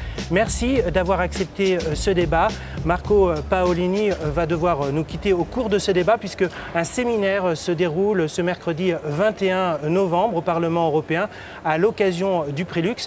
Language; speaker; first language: French; native; French